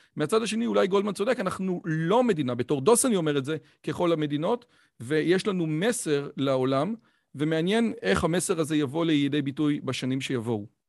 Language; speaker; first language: Hebrew; native; Hebrew